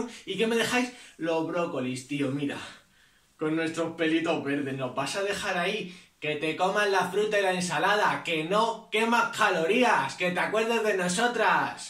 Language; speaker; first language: Spanish; native; Spanish